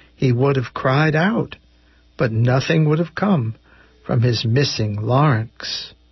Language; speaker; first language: English; native; English